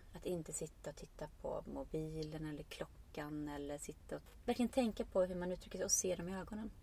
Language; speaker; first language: Swedish; non-native, fluent; Icelandic